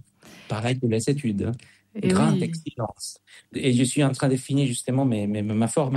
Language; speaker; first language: French; non-native, fluent; Spanish